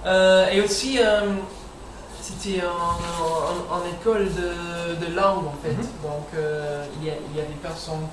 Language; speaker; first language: French; non-native, learner; English